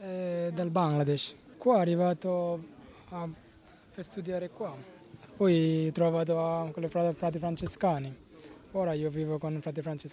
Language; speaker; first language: Italian; non-native, learner; Bangla